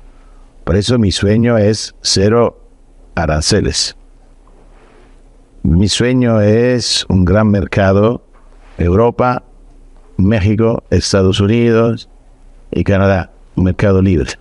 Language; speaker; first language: Spanish; non-native, fluent; Italian